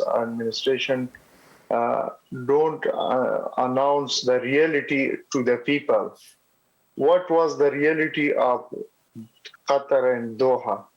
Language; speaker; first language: English; non-native, learner; Pashto